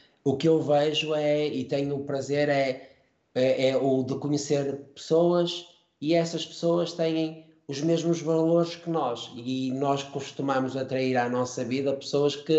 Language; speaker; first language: Portuguese; native; Portuguese